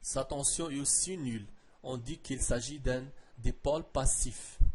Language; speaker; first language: French; non-native, local second language; Arabic